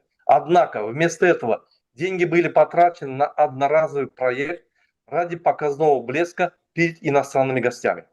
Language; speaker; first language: Russian; non-native, local second language; Turkmen